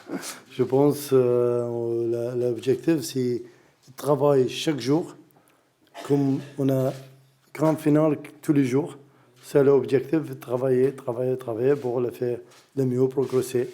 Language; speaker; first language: French; non-native, learner; Arabic